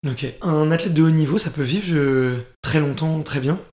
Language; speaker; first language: French; native; French